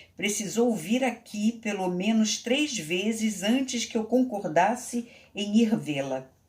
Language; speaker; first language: Portuguese; native; Portuguese